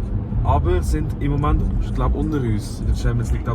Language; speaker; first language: German; native; German